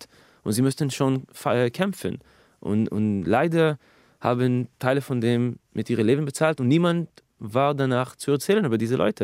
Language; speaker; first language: German; non-native, fluent; Hebrew